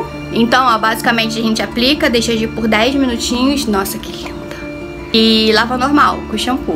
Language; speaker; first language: Portuguese; native; Portuguese